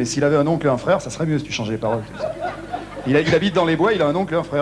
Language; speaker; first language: French; native; French